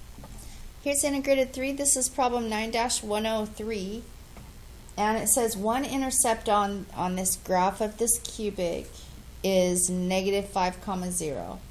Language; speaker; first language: English; native; English